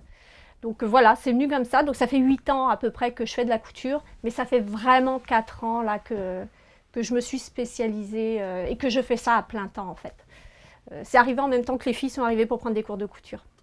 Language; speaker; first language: French; native; French